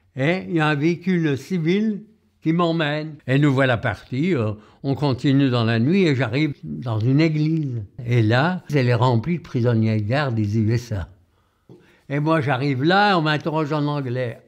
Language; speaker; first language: French; native; French